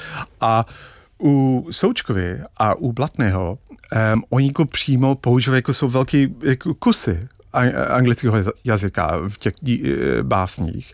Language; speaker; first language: Czech; non-native, fluent; English